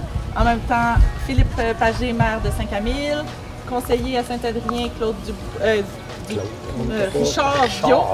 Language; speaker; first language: French; native; French